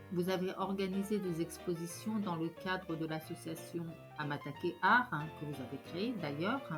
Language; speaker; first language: French; native; French